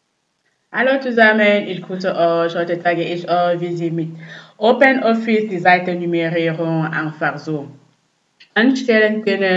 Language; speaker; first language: German; non-native, fluent; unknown